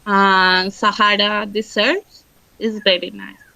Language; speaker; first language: English; non-native, learner; Spanish